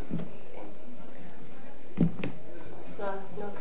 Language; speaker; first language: Spanish; early bilingual, heritage; Spanish